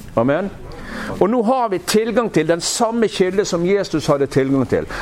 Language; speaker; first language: Norwegian; native; Norwegian